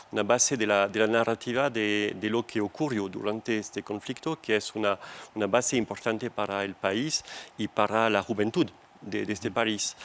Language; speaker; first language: Spanish; non-native, fluent; French